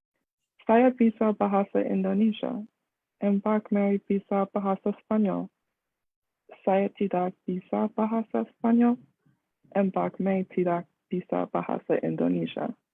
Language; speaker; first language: Indonesian; non-native, learner; English